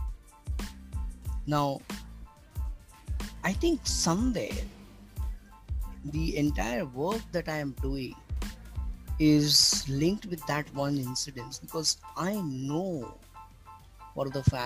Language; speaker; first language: English; non-native, local second language; Hindi